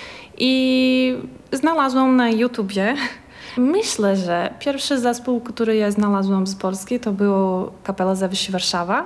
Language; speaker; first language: Polish; non-native, learner; Portuguese